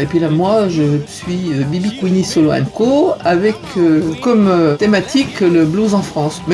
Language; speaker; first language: French; native; French